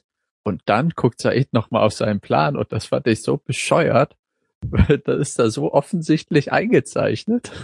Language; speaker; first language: German; native; German